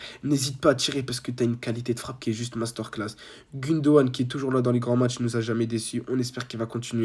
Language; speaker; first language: French; native; French